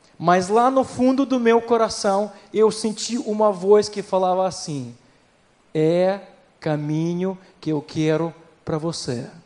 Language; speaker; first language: Portuguese; non-native, fluent; Ukrainian